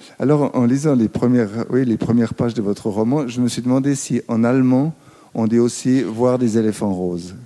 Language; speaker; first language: French; native; French